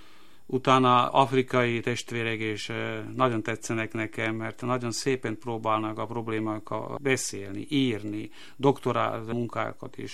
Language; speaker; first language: Hungarian; non-native, local second language; Slovak